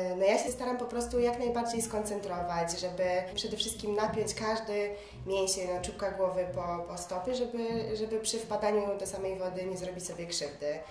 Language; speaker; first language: Polish; early bilingual, other home language; Mongolian